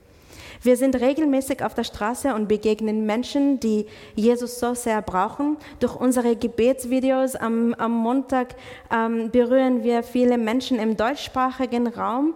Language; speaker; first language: German; non-native, fluent; English